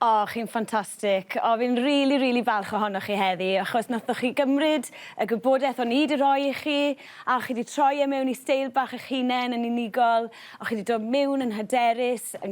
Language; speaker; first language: Welsh; native; Welsh